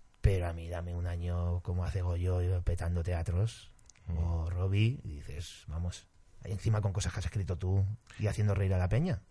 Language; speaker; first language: Spanish; native; Spanish